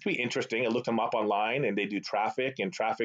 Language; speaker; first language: English; early bilingual, other home language; Arabic